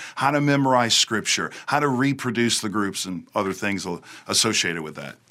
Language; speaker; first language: English; native; English